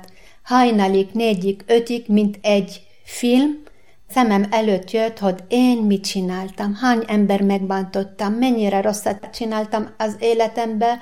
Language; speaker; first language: Hungarian; non-native, learner; Arabic